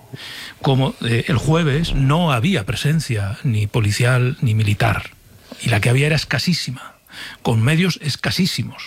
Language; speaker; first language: Spanish; native; Spanish